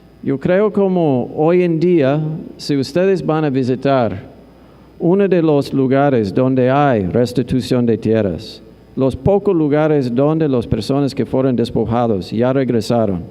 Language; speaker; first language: Spanish; non-native, fluent; English